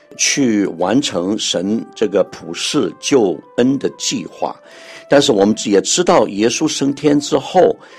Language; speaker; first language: Chinese; non-native, local second language; Cantonese